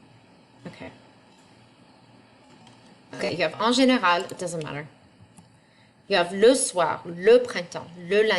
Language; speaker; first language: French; non-native, fluent; English